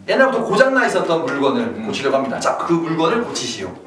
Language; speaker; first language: Korean; native; Korean